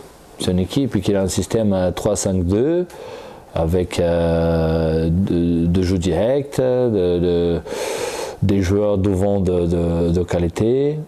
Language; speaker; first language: French; non-native, fluent; Portuguese